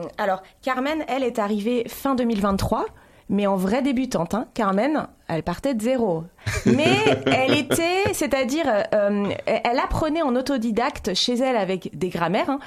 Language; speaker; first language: French; native; French